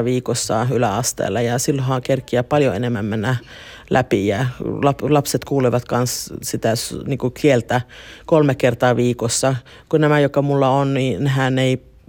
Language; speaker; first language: Finnish; early bilingual, heritage; Finnish